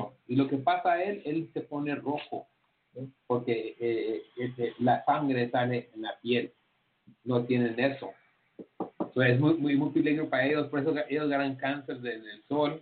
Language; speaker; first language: Spanish; early bilingual, heritage; Spanish